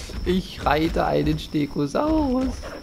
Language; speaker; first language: German; native; German